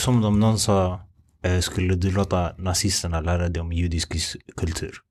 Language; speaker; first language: Swedish; early bilingual, other home language; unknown